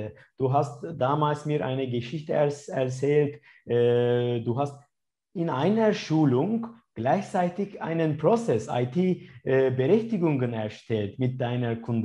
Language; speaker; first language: German; non-native, fluent; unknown